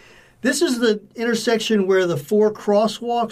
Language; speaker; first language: English; native; English